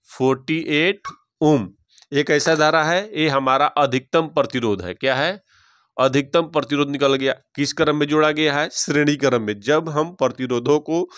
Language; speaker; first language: Hindi; native; Hindi